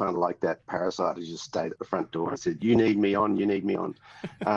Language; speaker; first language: English; native; English